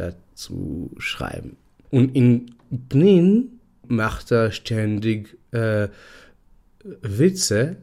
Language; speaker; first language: German; non-native, fluent; Hebrew